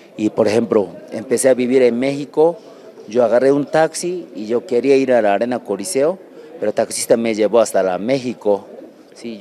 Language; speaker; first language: Spanish; non-native, learner; Japanese